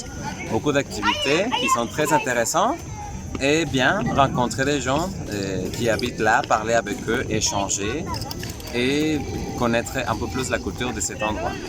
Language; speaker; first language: French; non-native, fluent; Spanish